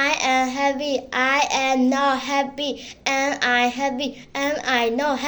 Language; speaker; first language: English; non-native, learner; Burmese